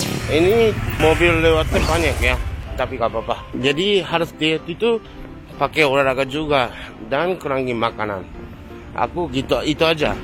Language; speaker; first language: Indonesian; non-native, learner; Japanese